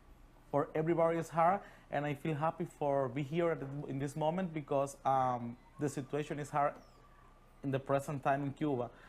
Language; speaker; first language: English; non-native, learner; Spanish